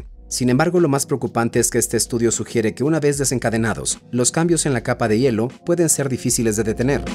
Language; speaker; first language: Spanish; native; Spanish